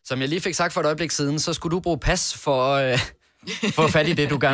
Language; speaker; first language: Danish; native; Danish